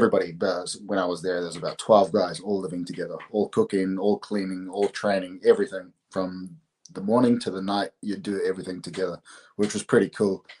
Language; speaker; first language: English; native; English